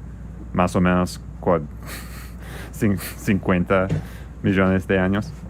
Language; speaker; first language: Spanish; non-native, learner; English